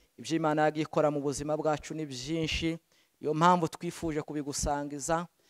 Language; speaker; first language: Kinyarwanda; native; Kinyarwanda